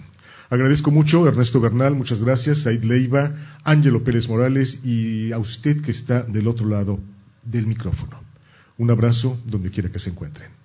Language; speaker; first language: Spanish; native; Spanish